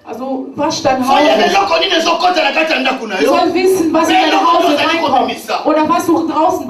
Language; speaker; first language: German; non-native, learner; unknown